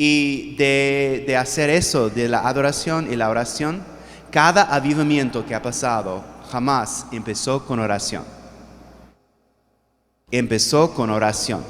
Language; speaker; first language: Spanish; non-native, fluent; English